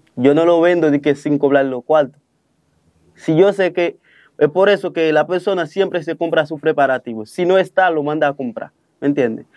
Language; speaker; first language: Spanish; non-native, fluent; Haitian Creole